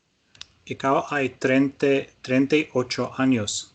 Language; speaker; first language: Filipino; non-native, learner; Russian